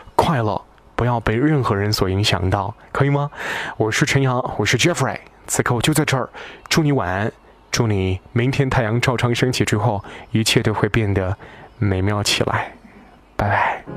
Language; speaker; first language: Chinese; native; Chinese